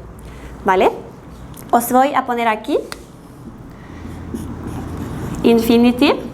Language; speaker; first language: Spanish; non-native, fluent; Norwegian